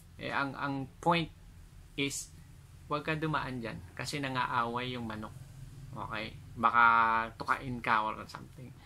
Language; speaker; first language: Filipino; non-native, local second language; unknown